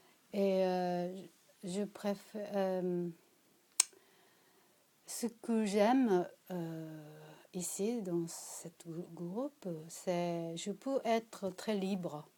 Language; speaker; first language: French; non-native, learner; Japanese